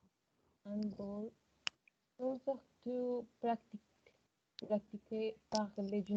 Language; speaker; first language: French; non-native, learner; Spanish